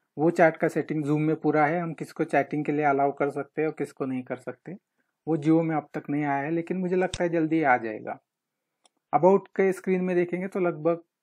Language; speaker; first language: Hindi; non-native, local second language; Marathi